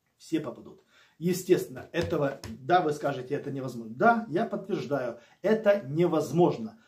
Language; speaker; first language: Russian; native; Russian